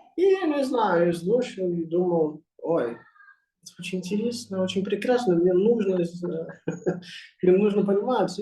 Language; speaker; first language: Russian; non-native, learner; Portuguese